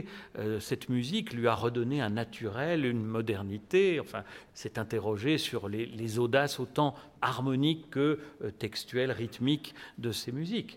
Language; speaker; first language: French; native; French